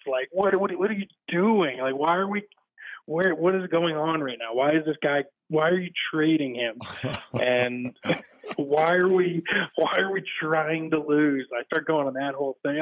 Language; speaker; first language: English; native; English